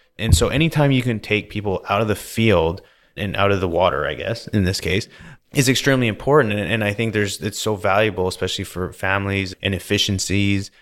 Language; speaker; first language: English; native; English